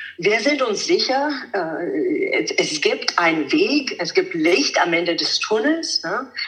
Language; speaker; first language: German; non-native, fluent; Italian